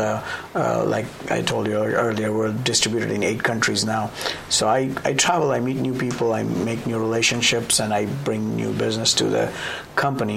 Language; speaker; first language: English; non-native, local second language; Gujarati